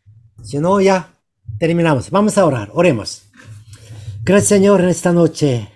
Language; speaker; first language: Spanish; non-native, learner; Korean